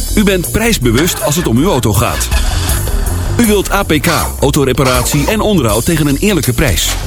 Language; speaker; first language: Dutch; native; Dutch